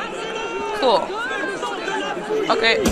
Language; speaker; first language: English; native; English